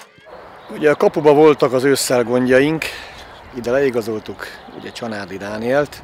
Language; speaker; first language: Hungarian; native; Hungarian